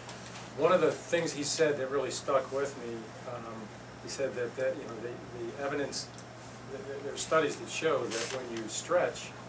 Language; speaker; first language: English; native; English